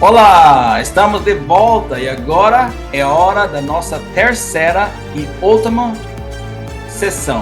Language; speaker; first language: Portuguese; non-native, fluent; English